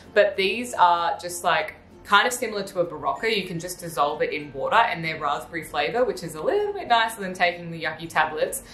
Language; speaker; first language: English; native; English